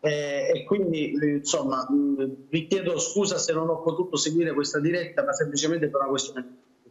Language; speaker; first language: Italian; native; Italian